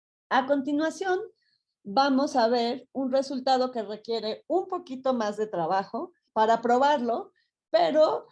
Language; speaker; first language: Spanish; native; Spanish